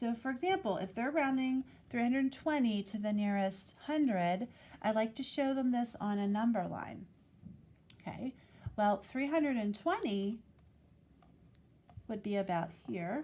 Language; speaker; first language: English; native; English